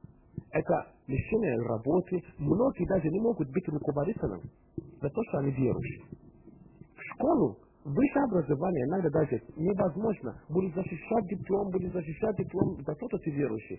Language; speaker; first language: Russian; non-native, fluent; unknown